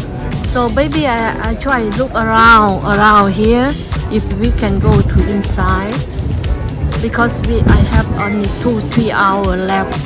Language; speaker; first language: English; non-native, learner; Chinese